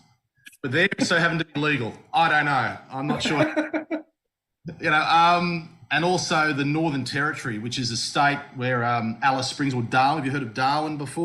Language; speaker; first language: English; native; English